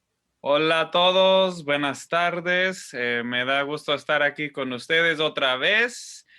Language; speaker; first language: Spanish; non-native, fluent; English